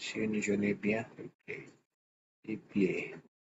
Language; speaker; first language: French; non-native, learner; Portuguese